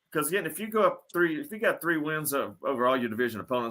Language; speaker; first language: English; native; English